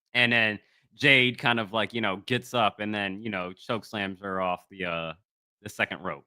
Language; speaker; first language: English; native; English